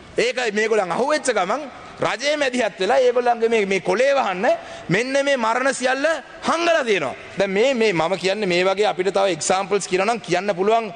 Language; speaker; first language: Sinhala; non-native, local second language; Tamil